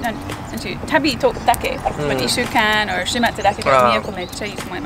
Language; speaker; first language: Japanese; non-native, learner; English